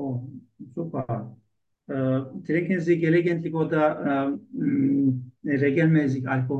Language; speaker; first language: German; non-native, learner; Turkish